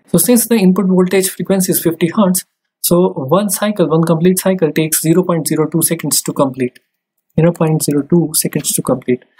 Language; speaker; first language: English; non-native, local second language; Hindi